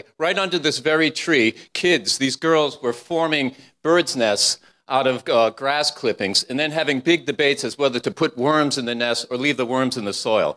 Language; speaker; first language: English; native; English